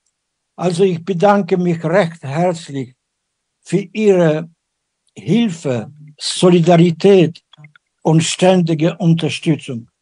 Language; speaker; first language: German; non-native, fluent; Ukrainian